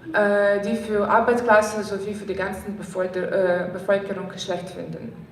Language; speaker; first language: German; non-native, fluent; Ukrainian